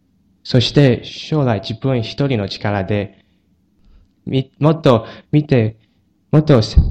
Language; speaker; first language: Japanese; non-native, learner; Chinese